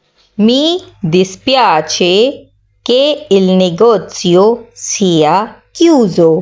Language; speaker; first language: Italian; non-native, fluent; Urdu